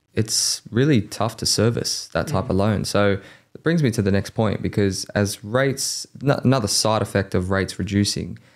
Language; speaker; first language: English; native; English